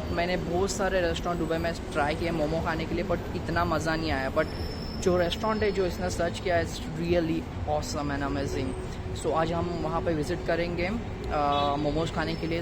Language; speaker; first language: Hindi; non-native, local second language; Marathi